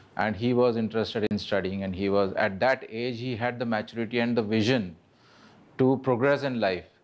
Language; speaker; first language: English; non-native, local second language; Marathi